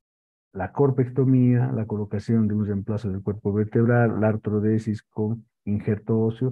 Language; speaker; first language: Spanish; native; Spanish